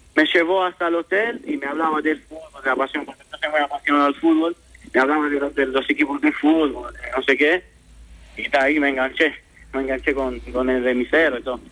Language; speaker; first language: Spanish; non-native, fluent; Romanian